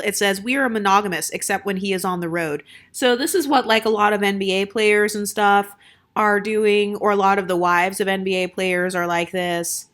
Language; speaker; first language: English; native; English